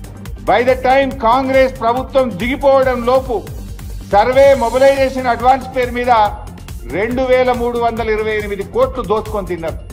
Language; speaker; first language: Telugu; native; Telugu